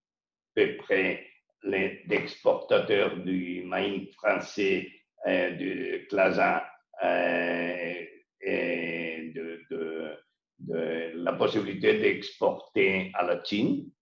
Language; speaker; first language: French; non-native, learner; Spanish